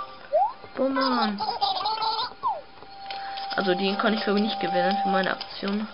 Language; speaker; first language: German; native; German